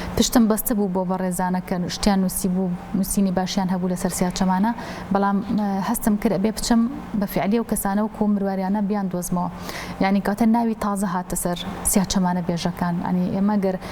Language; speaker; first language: Central Kurdish; non-native, local second language; Gurani